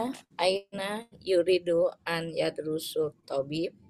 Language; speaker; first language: Arabic; non-native, learner; Indonesian